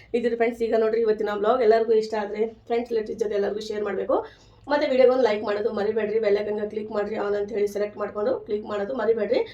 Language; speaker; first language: Kannada; native; Kannada